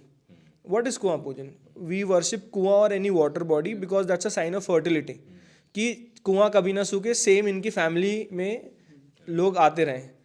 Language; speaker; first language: Hindi; native; Hindi